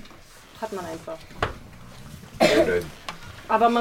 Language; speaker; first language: German; native; German